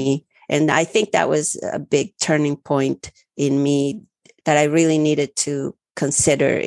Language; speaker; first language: English; early bilingual, other home language; Spanish